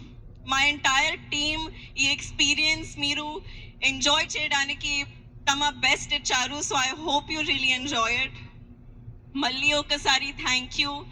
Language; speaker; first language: Telugu; non-native, local second language; Hindi